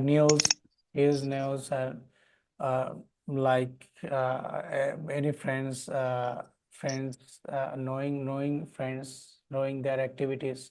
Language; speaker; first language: English; non-native, learner; Bangla